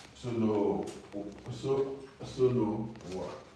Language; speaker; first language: Italian; non-native, learner; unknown